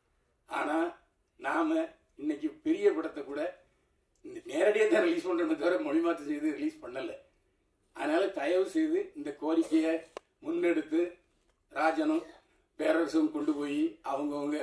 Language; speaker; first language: Tamil; native; Tamil